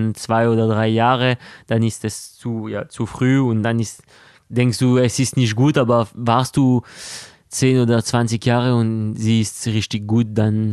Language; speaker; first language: German; non-native, local second language; French